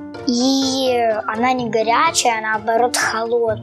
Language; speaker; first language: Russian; native; Russian